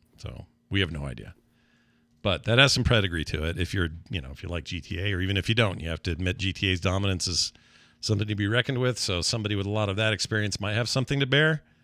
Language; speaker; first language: English; native; English